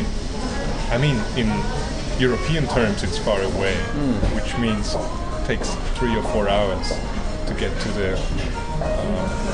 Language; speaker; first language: English; non-native, fluent; German